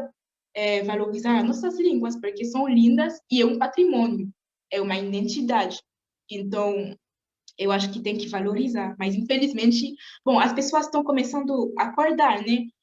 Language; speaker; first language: Portuguese; non-native, fluent; French